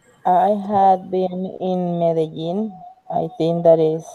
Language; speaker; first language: English; non-native, learner; Spanish